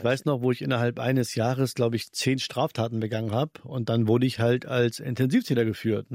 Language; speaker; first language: German; early bilingual, other home language; Albanian